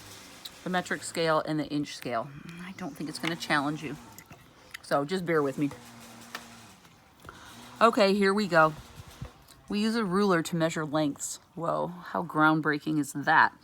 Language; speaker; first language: English; native; English